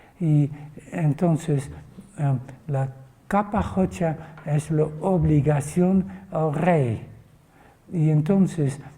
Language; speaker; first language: Spanish; non-native, fluent; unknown